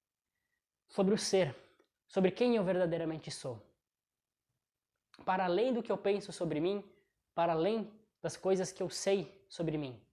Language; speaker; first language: Portuguese; native; Portuguese